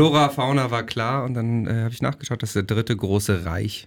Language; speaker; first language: German; native; German